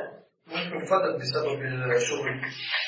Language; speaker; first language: Arabic; non-native, learner; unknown